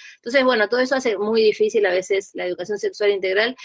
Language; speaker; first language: Spanish; native; Spanish